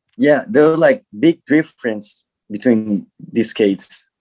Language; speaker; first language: English; non-native, learner; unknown